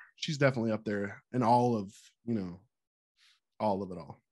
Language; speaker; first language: English; native; English